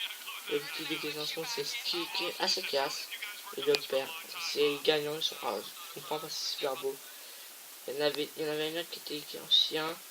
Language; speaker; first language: French; native; French